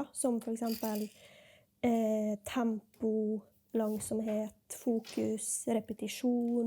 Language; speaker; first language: Norwegian; native; Norwegian